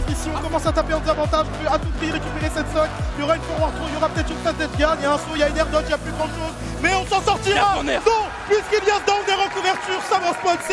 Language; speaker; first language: French; native; French